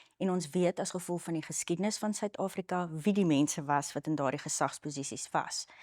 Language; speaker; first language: Afrikaans; native; Afrikaans